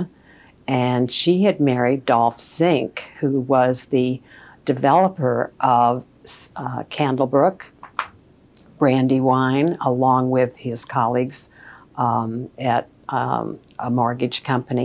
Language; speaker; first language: English; native; English